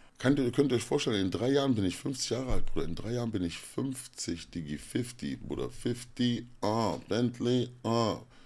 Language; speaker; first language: German; native; German